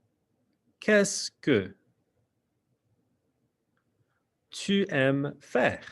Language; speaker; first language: French; non-native, fluent; English